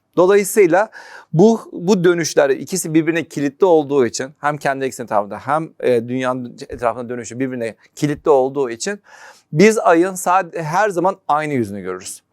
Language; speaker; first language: Turkish; native; Turkish